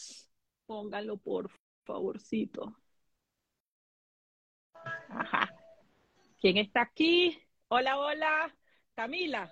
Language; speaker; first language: Spanish; native; Spanish